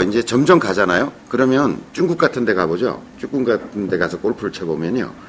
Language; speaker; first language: Korean; native; Korean